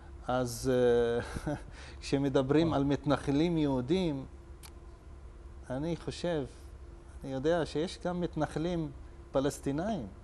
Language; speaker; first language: Hebrew; non-native, local second language; Arabic